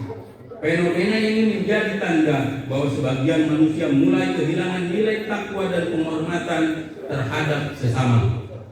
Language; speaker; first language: Indonesian; native; Indonesian